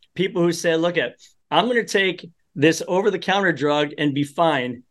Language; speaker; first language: English; early bilingual, other home language; Polish